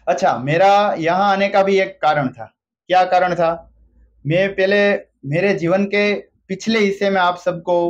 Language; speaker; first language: Hindi; non-native, local second language; Gujarati